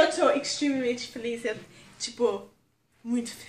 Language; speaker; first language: Portuguese; non-native, learner; English